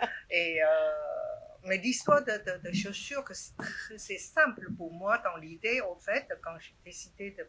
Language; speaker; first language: French; non-native, fluent; Chinese